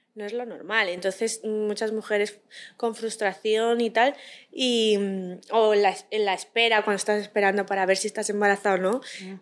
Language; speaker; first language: Spanish; native; Spanish